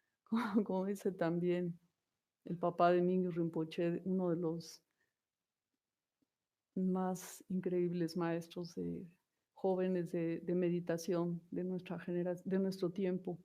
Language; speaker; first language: Spanish; native; Spanish